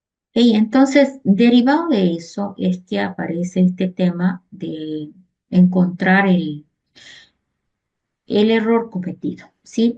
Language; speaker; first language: Spanish; native; Spanish